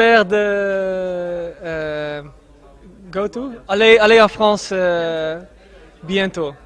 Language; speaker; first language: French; non-native, learner; Dutch